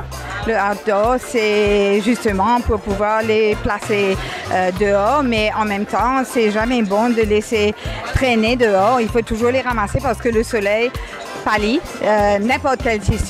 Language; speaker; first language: French; non-native, local second language; Morisyen